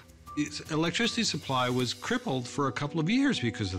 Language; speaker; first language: English; native; English